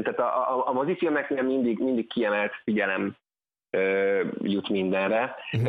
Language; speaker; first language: Hungarian; native; Hungarian